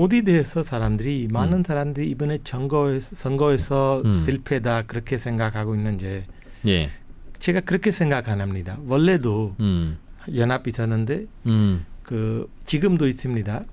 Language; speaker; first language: Korean; non-native, fluent; Hindi